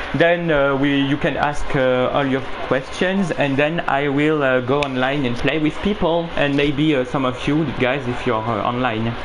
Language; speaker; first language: English; non-native, fluent; French